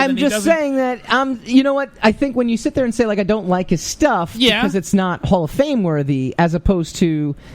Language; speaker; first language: English; native; English